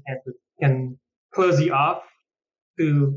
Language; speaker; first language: English; non-native, local second language; Filipino